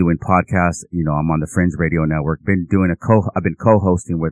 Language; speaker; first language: English; native; English